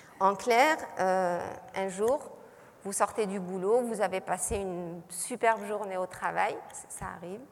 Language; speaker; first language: French; non-native, local second language; Arabic